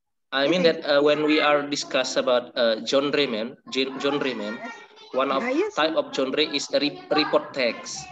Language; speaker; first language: English; non-native, learner; Indonesian